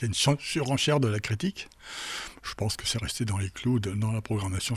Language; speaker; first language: French; native; French